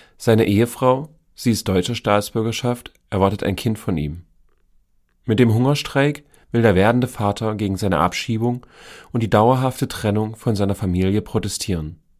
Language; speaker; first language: German; native; German